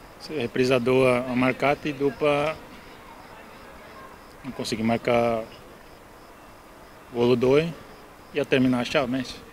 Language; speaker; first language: Romanian; non-native, learner; Portuguese